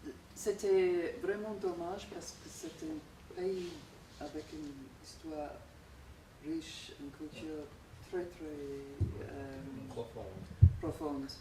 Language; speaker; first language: French; non-native, fluent; English